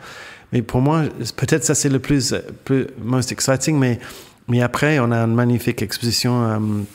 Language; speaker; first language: French; non-native, fluent; English